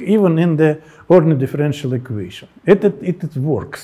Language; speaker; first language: English; non-native, fluent; Russian